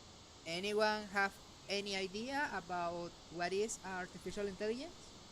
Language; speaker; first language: English; non-native, learner; Spanish